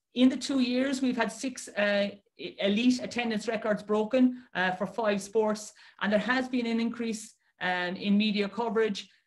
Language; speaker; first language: English; native; English